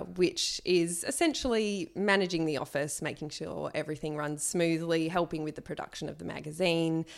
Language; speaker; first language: English; native; English